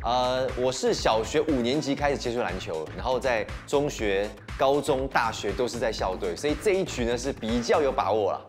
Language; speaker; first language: Chinese; native; Chinese